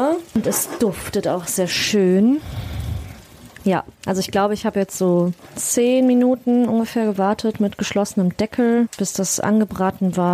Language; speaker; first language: German; native; German